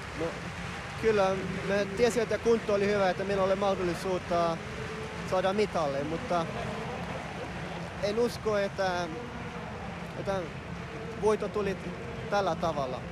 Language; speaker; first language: Finnish; non-native, local second language; Swedish